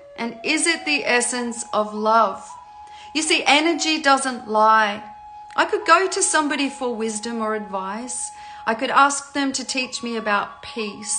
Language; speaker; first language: English; native; English